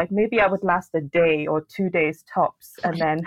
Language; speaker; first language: English; non-native, local second language; Yoruba